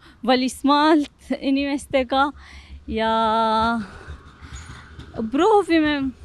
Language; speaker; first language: Estonian; non-native, learner; Arabic